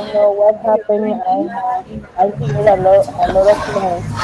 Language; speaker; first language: English; non-native, learner; Spanish